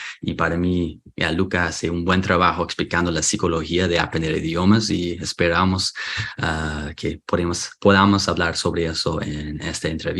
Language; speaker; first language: Spanish; non-native, fluent; English